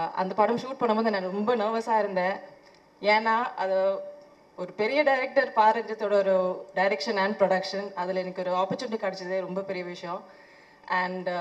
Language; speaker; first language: Tamil; non-native, fluent; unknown